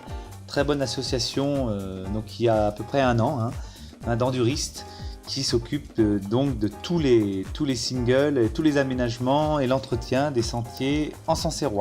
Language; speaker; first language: French; native; French